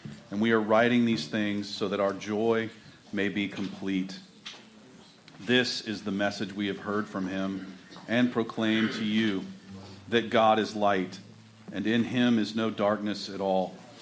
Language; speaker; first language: English; native; English